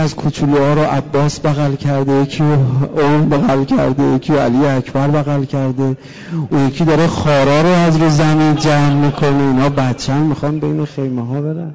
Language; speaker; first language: Persian; native; Persian